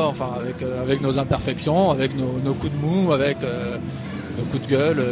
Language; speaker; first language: French; native; French